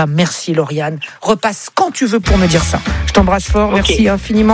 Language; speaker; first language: French; native; French